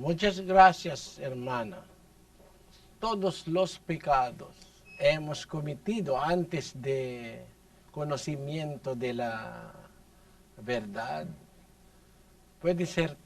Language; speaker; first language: Spanish; non-native, learner; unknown